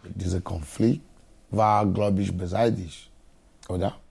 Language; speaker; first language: German; non-native, fluent; Ewe